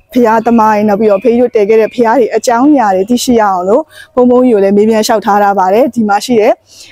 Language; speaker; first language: Burmese; native; Burmese